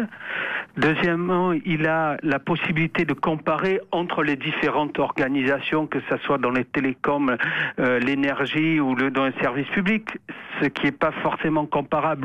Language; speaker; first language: French; native; French